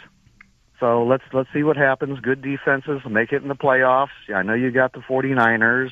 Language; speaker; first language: English; native; English